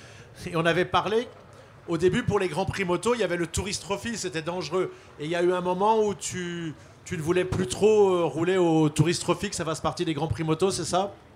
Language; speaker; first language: French; native; French